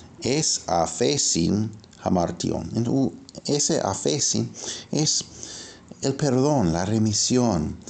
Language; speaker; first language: Spanish; non-native, fluent; English